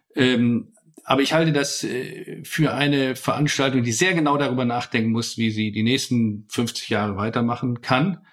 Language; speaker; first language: German; native; German